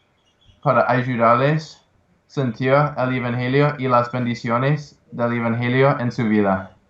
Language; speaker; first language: Spanish; non-native, learner; English